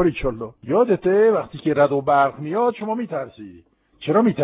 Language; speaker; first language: Persian; non-native, fluent; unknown